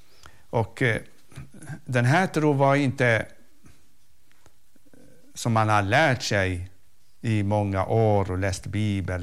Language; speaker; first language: Swedish; non-native, fluent; Arabic